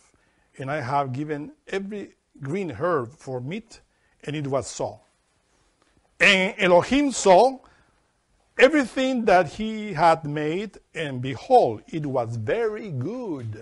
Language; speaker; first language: English; non-native, fluent; Spanish